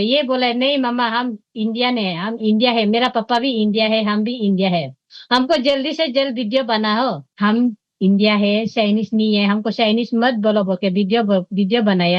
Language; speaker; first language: Hindi; non-native, local second language; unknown